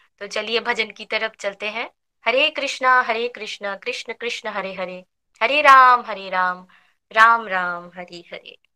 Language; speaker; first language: Hindi; non-native, local second language; Bangla